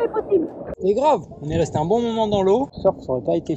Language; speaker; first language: French; native; French